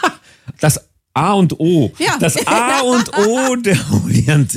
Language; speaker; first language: German; native; German